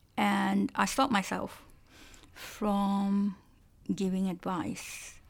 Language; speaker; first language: English; non-native, local second language; Cantonese